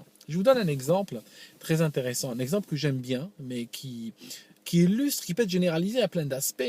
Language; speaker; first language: French; non-native, local second language; Arabic